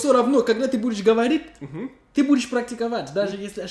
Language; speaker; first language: Russian; non-native, fluent; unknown